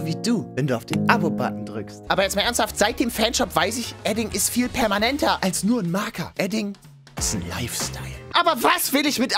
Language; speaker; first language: German; native; German